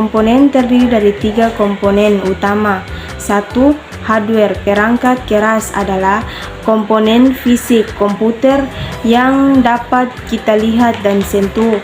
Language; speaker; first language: Indonesian; native; Indonesian